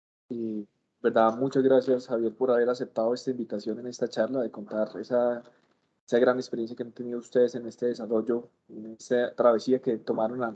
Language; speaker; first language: Spanish; native; Spanish